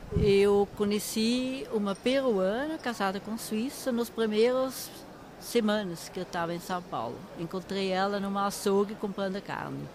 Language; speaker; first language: Portuguese; non-native, fluent; Swiss German